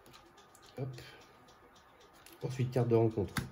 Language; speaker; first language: French; native; French